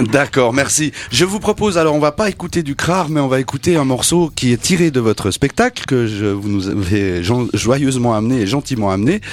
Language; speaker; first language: French; native; French